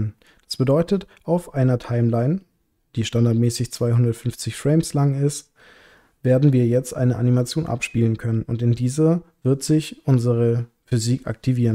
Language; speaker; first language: German; native; German